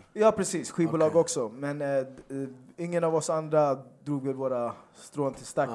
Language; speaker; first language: Swedish; native; Swedish